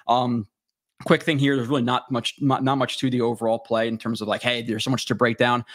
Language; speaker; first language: English; native; English